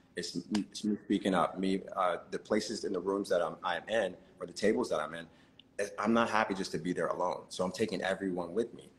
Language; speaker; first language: English; native; English